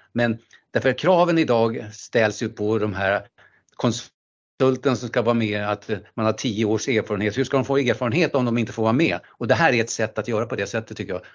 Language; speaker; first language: Swedish; native; Swedish